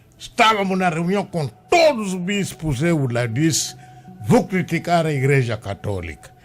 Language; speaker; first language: Portuguese; non-native, local second language; Kongo